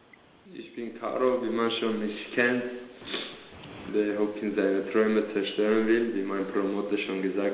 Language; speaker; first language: German; early bilingual, other home language; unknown